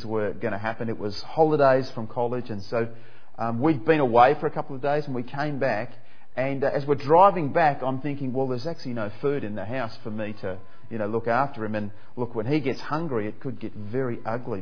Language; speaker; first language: English; native; English